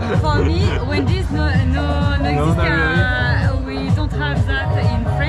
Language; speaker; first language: English; non-native, learner; French